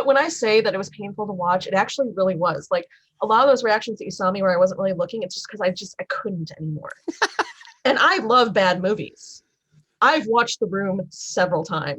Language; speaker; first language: English; native; English